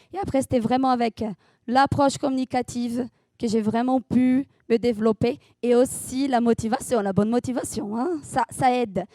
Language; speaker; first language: French; non-native, fluent; Portuguese